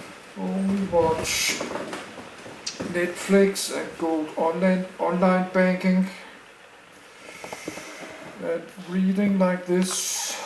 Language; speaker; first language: English; non-native, learner; Danish